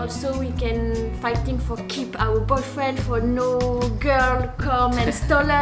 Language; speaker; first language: English; non-native, learner; French